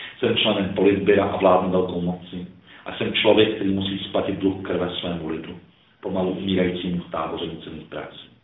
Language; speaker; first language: Czech; early bilingual, other home language; Croatian